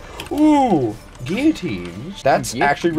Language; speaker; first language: English; native; English